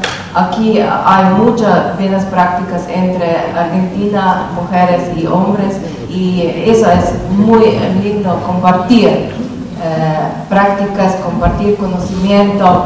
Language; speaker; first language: Spanish; non-native, learner; Slovenian